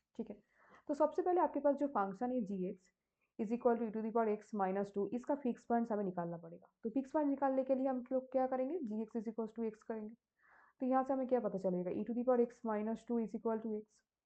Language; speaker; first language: Hindi; native; Hindi